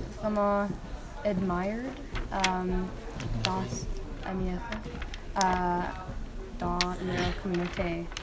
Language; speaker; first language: French; non-native, learner; English